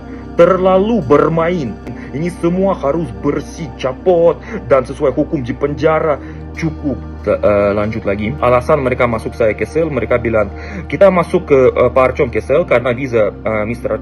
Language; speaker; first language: Indonesian; non-native, fluent; Russian